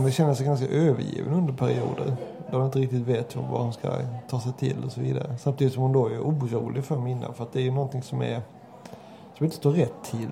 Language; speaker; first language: Swedish; native; Swedish